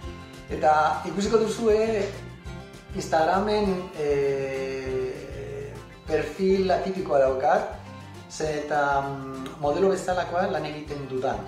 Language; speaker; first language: Basque; non-native, local second language; Spanish